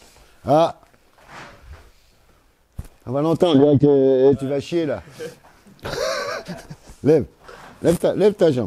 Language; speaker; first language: French; native; French